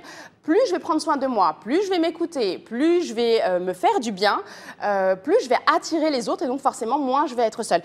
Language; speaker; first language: French; native; French